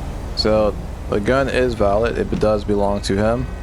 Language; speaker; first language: English; native; English